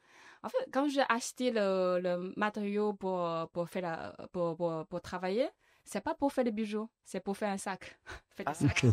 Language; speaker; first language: French; non-native, learner; Chinese